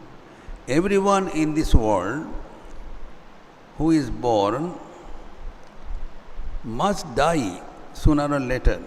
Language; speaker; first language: English; non-native, local second language; Hindi